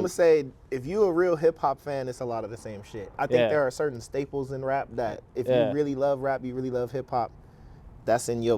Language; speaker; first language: English; native; English